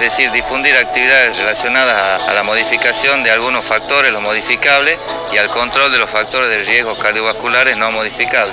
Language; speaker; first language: Spanish; native; Spanish